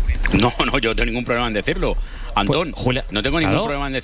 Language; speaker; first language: Spanish; native; Spanish